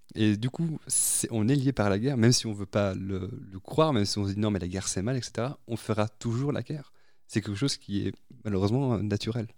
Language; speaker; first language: French; native; French